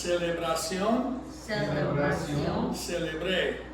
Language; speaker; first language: Spanish; non-native, fluent; English